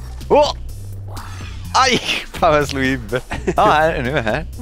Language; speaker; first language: Swedish; native; Swedish